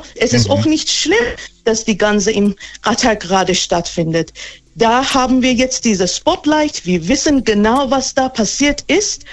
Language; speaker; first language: German; non-native, fluent; Persian